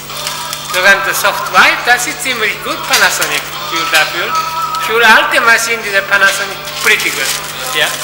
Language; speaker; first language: German; non-native, fluent; Korean